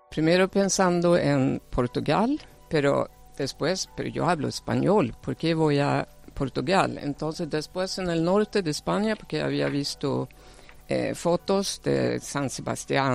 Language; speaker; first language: Spanish; non-native, fluent; Swedish